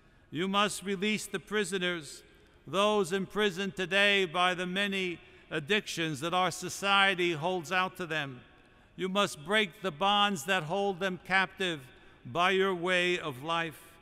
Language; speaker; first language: English; native; English